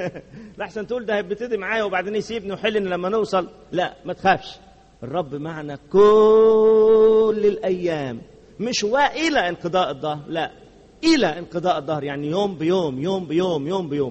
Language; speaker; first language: Arabic; native; Arabic